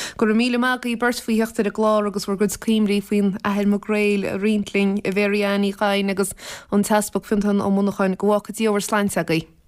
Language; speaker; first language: Irish; native; Irish